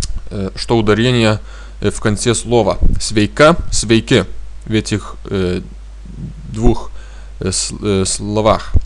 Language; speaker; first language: Russian; non-native, fluent; Lithuanian